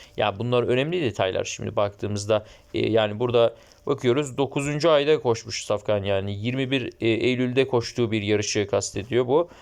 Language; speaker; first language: Turkish; native; Turkish